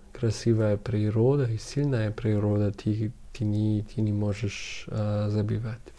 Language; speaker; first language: Russian; non-native, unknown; German